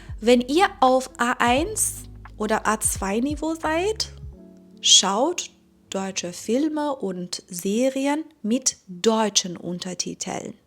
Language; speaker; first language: German; non-native, fluent; Persian